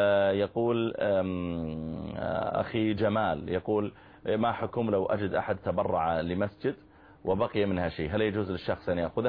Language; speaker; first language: Arabic; native; Arabic